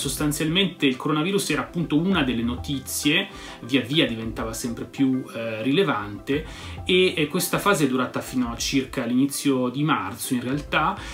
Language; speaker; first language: Italian; native; Italian